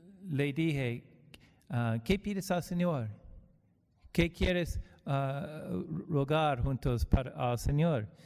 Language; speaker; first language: Spanish; non-native, learner; English